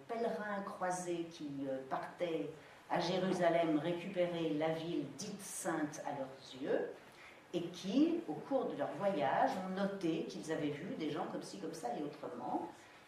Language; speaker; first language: French; native; French